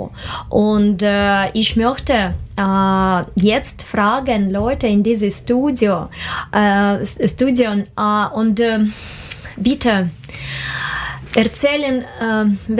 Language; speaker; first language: German; non-native, learner; Russian